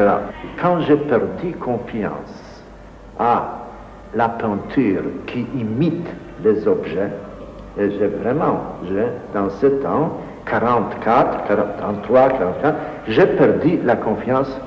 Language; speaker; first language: French; non-native, fluent; Polish